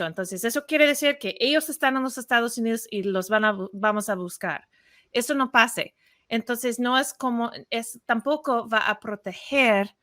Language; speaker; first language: Spanish; non-native, fluent; English